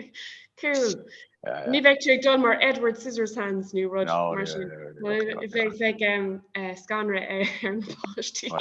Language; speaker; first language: Irish; non-native, local second language; English